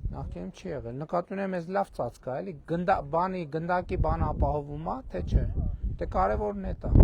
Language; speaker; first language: Armenian; native; Armenian